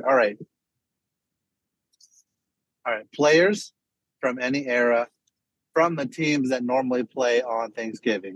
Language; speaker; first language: English; native; English